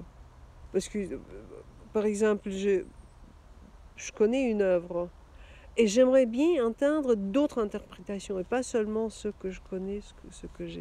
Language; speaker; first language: French; non-native, fluent; Russian